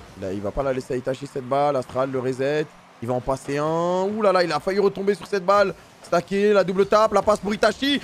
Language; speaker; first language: French; native; French